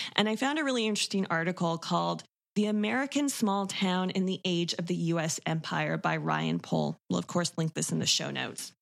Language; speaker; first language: English; native; English